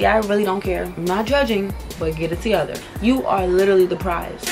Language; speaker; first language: English; native; English